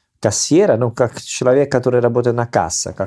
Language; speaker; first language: Russian; non-native, learner; Italian